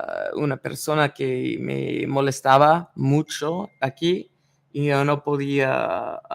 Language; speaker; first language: Spanish; non-native, learner; English